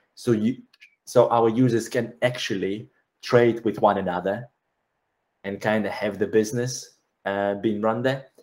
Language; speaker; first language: English; non-native, fluent; Russian